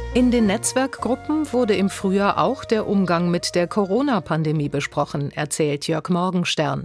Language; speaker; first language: German; native; German